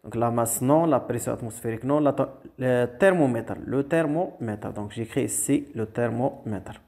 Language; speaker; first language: French; non-native, local second language; Arabic